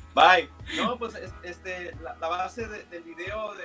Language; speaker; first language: Spanish; early bilingual, heritage; Spanish